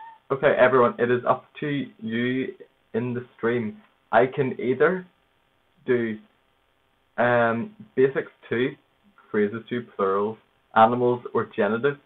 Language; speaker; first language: English; native; English